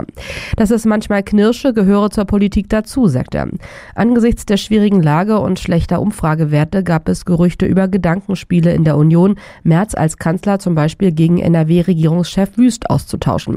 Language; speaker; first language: German; native; German